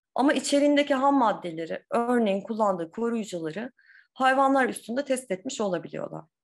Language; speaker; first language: Turkish; native; Turkish